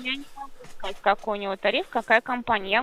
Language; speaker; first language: Russian; native; Russian